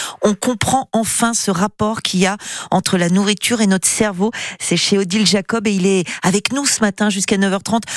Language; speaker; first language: French; native; French